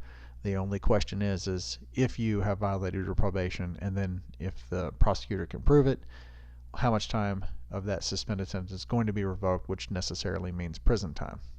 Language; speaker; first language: English; native; English